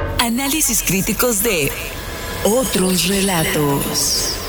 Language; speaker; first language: Spanish; native; Spanish